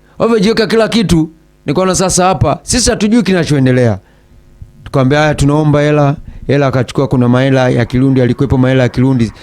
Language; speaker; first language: Swahili; native; Swahili